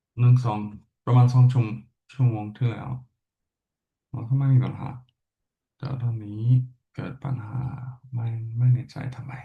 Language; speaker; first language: Thai; non-native, learner; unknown